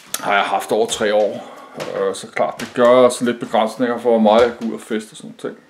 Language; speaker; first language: Danish; native; Danish